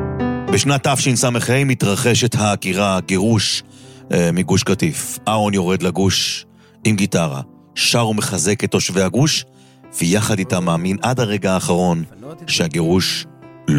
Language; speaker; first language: Hebrew; native; Hebrew